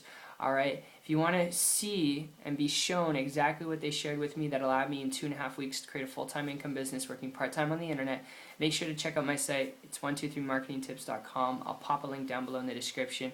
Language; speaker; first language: English; native; English